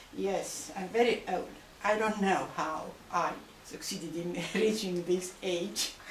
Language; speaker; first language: English; non-native, fluent; Romanian